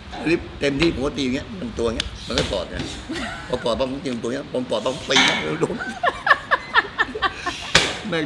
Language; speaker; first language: Thai; native; Thai